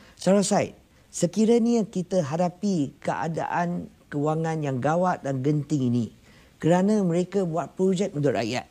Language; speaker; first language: Malay; non-native, local second language; Chinese